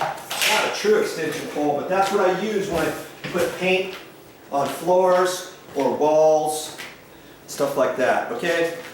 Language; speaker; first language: English; native; English